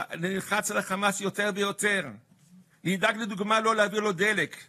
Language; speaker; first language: Hebrew; native; Hebrew